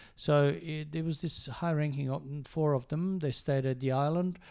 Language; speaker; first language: English; early bilingual, other home language; Croatian